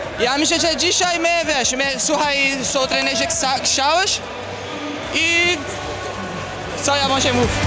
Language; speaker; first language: Polish; non-native, learner; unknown